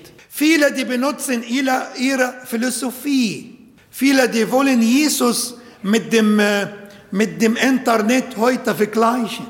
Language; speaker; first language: German; non-native, fluent; Arabic